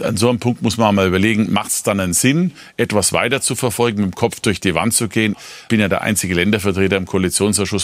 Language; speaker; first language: German; native; German